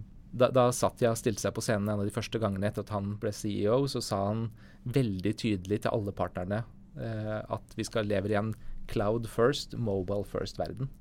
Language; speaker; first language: Norwegian; native; Norwegian